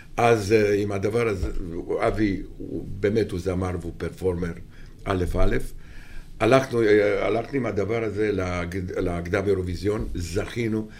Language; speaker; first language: Hebrew; non-native, fluent; Romanian